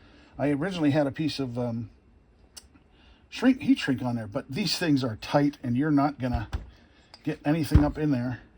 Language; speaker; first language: English; native; English